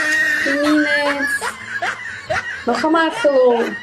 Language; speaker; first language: English; non-native, learner; Russian